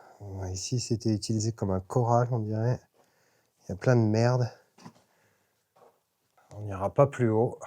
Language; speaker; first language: French; native; French